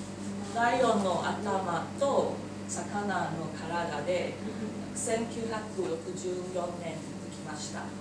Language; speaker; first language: Japanese; non-native, learner; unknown